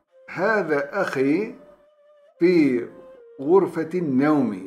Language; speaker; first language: Arabic; non-native, fluent; Turkish